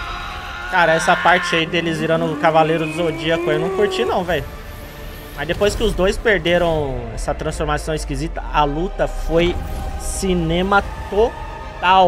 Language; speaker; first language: Portuguese; native; Portuguese